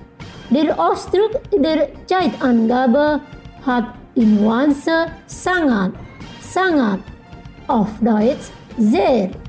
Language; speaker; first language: German; non-native, fluent; Indonesian